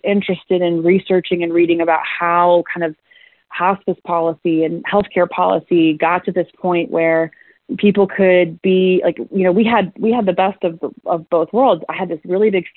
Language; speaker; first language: English; native; English